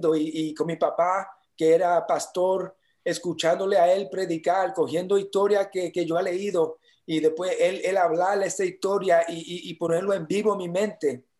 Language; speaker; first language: Spanish; early bilingual, heritage; Spanish